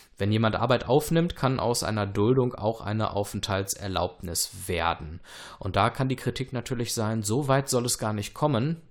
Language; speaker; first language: German; early bilingual, other home language; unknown